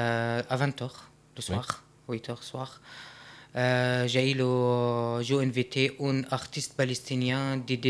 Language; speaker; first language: French; non-native, learner; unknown